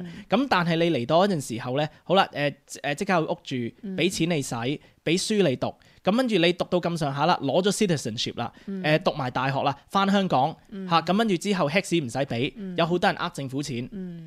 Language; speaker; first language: Cantonese; native; Cantonese